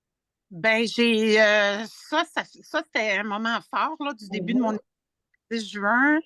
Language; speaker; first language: French; native; French